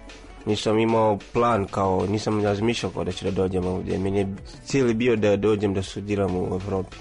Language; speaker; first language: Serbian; non-native, fluent; Swahili